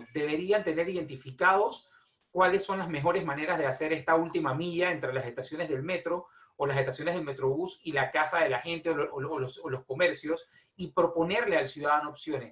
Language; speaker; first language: Spanish; native; Spanish